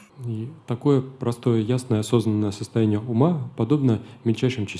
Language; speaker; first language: Russian; native; Russian